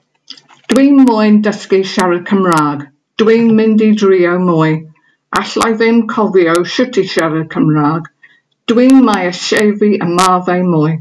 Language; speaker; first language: Welsh; non-native, learner; English